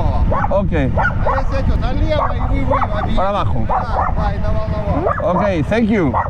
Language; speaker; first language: Spanish; native; Spanish